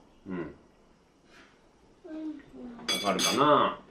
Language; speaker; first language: Japanese; native; Japanese